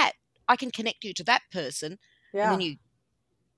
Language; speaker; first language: English; native; English